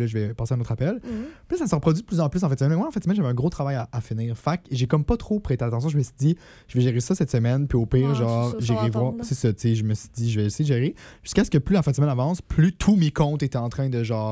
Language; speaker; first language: French; native; French